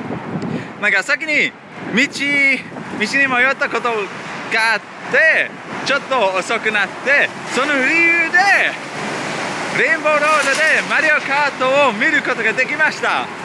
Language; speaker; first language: Japanese; non-native, learner; English